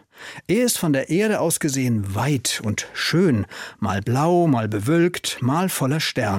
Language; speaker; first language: German; native; German